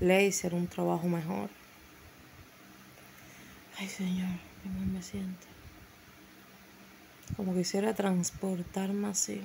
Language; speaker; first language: Spanish; native; Spanish